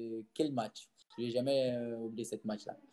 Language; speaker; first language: French; non-native, fluent; Portuguese